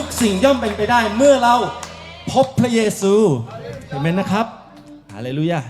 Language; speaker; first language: Thai; native; Thai